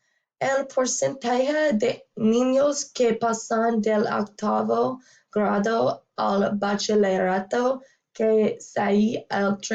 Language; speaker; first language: Spanish; non-native, learner; English